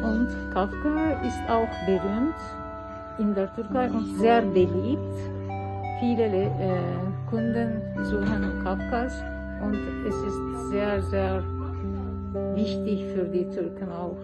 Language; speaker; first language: German; non-native, learner; Turkish